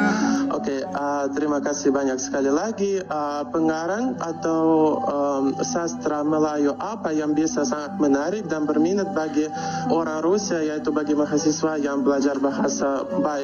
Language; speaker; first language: Indonesian; non-native, fluent; Russian